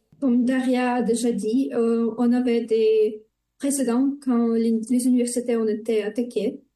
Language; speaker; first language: French; non-native, fluent; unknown